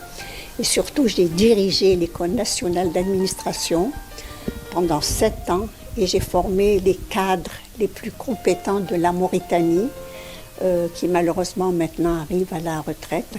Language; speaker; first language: French; non-native, local second language; Arabic